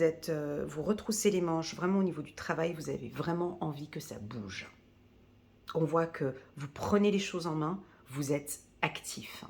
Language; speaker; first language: French; native; French